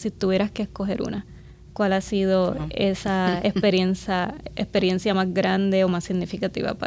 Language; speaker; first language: Spanish; native; Spanish